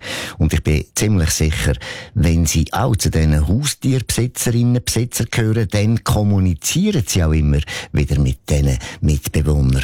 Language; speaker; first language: German; native; German